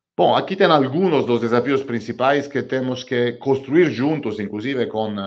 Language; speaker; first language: Portuguese; non-native, fluent; Italian